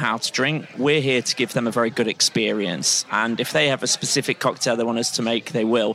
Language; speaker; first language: English; native; English